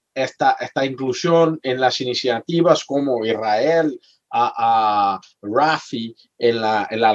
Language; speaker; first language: Spanish; non-native, fluent; Portuguese